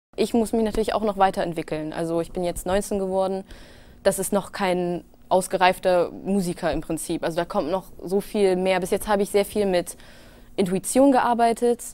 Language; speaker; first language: German; early bilingual, other home language; English